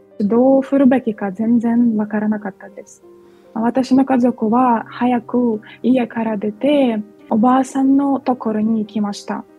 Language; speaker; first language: Japanese; non-native, fluent; Ukrainian